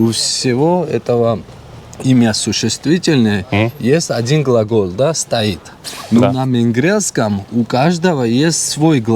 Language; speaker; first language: Russian; non-native, learner; Georgian